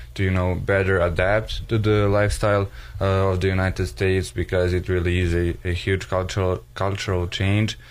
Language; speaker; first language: English; non-native, fluent; Serbian